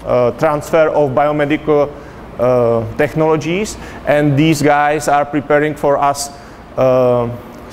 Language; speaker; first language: English; non-native, fluent; Czech